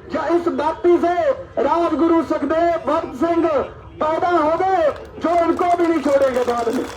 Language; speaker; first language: Hindi; native; Hindi